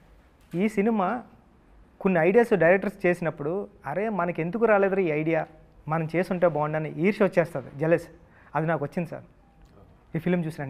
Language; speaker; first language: Telugu; native; Telugu